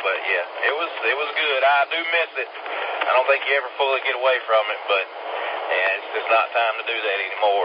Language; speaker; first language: English; native; English